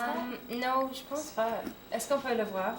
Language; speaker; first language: French; non-native, fluent; English